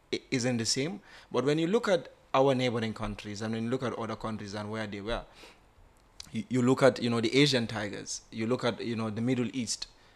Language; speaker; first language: English; non-native, local second language; Wolof